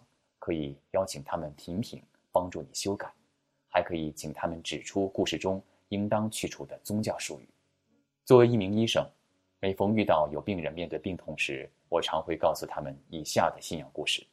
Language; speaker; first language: Chinese; native; Chinese